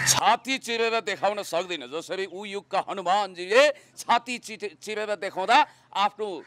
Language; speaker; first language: Nepali; native; Nepali